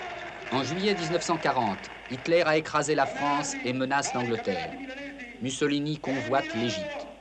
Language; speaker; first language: French; native; French